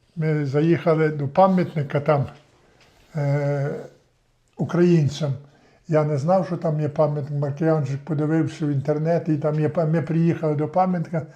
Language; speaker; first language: Ukrainian; native; Ukrainian